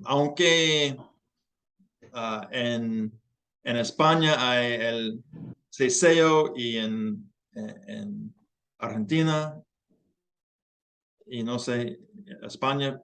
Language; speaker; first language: Spanish; non-native, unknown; English